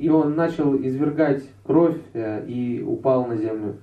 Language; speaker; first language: Russian; native; Russian